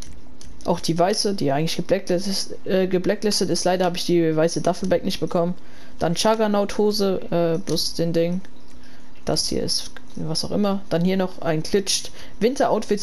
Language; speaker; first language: German; native; German